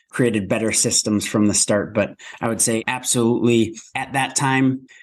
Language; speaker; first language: English; native; English